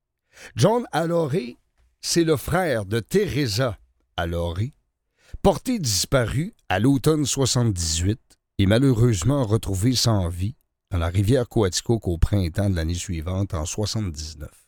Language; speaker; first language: French; native; French